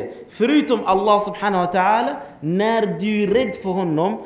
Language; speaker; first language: Swedish; non-native, fluent; Arabic